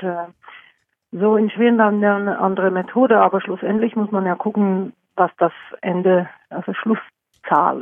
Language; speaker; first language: German; non-native, fluent; Norwegian